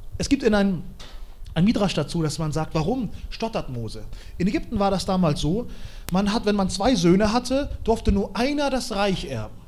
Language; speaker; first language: German; early bilingual, other home language; Russian